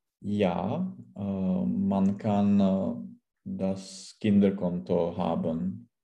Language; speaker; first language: German; non-native, learner; Czech